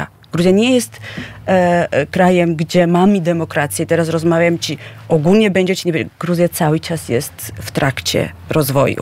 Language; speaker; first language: Polish; non-native, fluent; Georgian